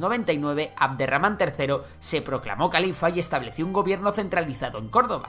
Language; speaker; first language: Spanish; native; Spanish